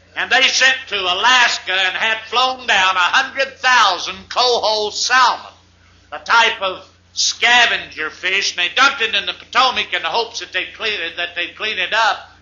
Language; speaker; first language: English; native; English